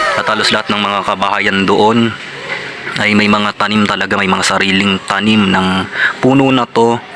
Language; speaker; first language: Filipino; non-native, local second language; Bikol